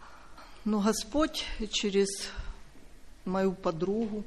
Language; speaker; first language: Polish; non-native, learner; Russian